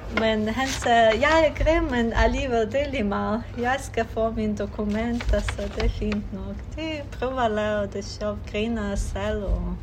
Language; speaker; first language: Danish; non-native, fluent; Ukrainian